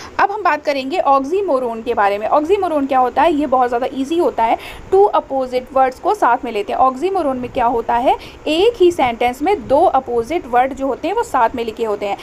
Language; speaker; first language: Hindi; native; Hindi